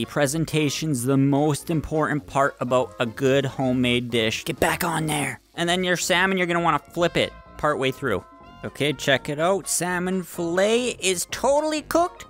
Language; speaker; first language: English; native; English